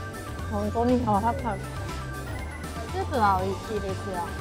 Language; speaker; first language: Japanese; non-native, fluent; Chinese